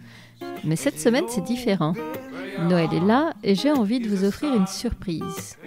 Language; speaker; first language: French; native; French